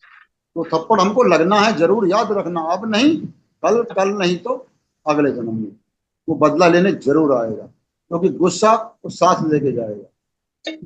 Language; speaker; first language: Hindi; native; Hindi